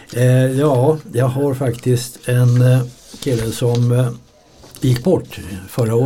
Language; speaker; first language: Swedish; native; Swedish